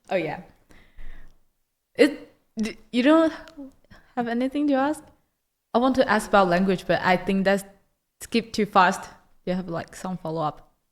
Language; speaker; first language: English; non-native, learner; Chinese